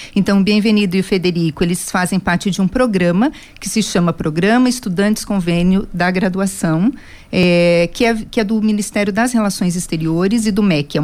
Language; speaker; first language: Portuguese; native; Portuguese